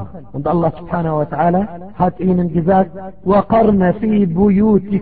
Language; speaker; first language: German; non-native, fluent; Arabic